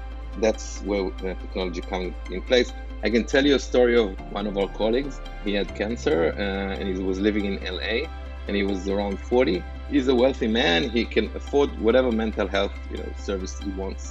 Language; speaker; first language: English; non-native, fluent; Hebrew